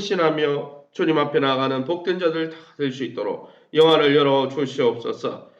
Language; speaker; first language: Korean; native; Korean